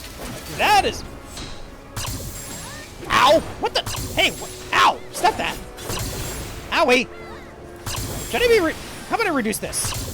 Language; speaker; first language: English; native; English